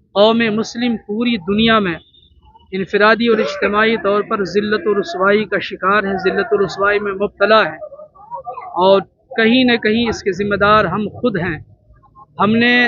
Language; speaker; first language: Urdu; native; Urdu